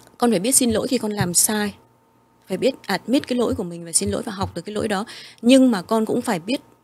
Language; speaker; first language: Vietnamese; early bilingual, heritage; Vietnamese